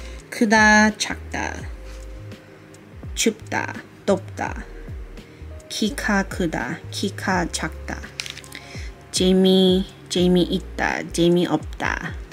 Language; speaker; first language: Korean; non-native, learner; English